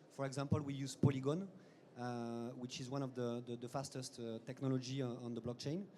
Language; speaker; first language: English; non-native, fluent; French